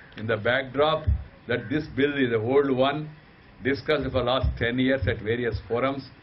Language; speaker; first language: English; non-native, local second language; Telugu